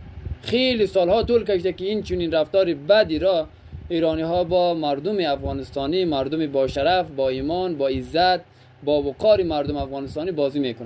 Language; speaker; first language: Persian; native; Persian